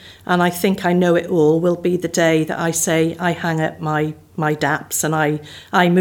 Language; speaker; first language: English; native; English